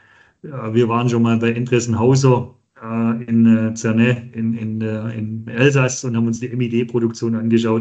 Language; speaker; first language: German; native; German